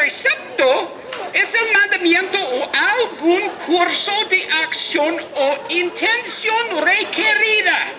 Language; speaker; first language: Spanish; non-native, learner; English